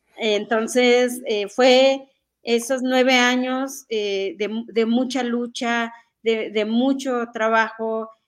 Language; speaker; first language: Spanish; non-native, local second language; Mixtepec Mixtec